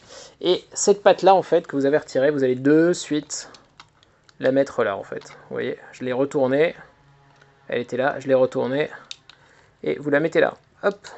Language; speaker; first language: French; native; French